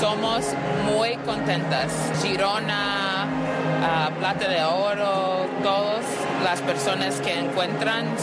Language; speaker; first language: Spanish; non-native, learner; English